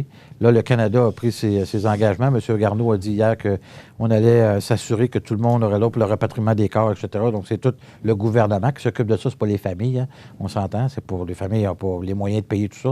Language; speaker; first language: French; native; French